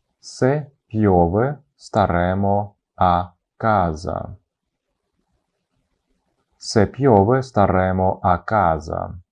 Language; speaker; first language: Italian; non-native, fluent; Ukrainian